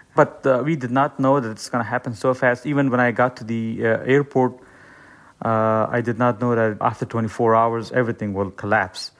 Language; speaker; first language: English; non-native, fluent; Persian